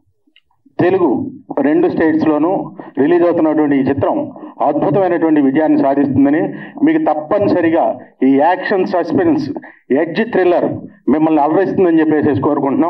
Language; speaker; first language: Telugu; native; Telugu